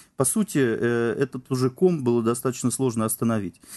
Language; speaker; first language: Russian; native; Russian